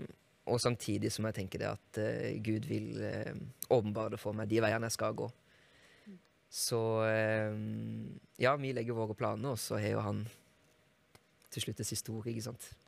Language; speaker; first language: Norwegian; native; Norwegian